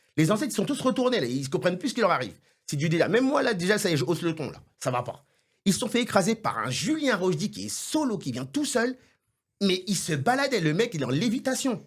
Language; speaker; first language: French; non-native, local second language; Haitian Creole